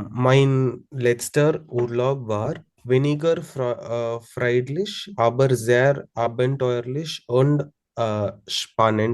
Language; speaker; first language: German; non-native, learner; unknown